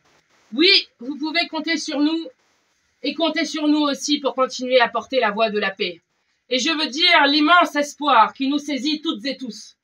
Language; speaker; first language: French; native; French